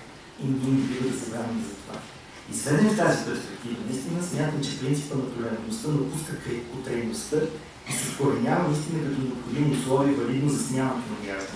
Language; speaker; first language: Bulgarian; native; Bulgarian